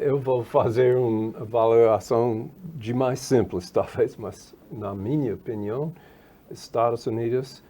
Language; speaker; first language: Portuguese; non-native, fluent; English